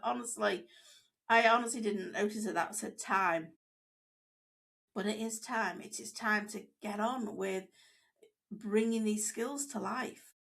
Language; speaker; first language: English; native; English